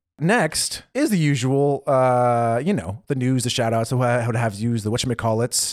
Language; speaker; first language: English; native; English